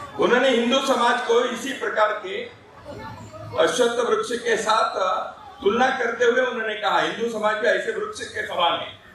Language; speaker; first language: Hindi; non-native, local second language; Kannada